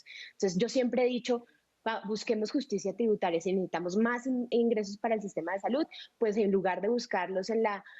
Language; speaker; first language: Spanish; native; Spanish